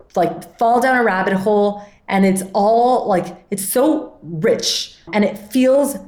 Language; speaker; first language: English; non-native, fluent; Spanish